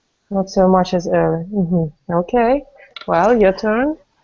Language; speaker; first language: English; non-native, fluent; Russian